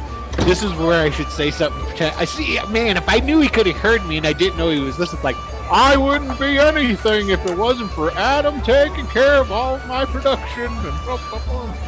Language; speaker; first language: English; native; English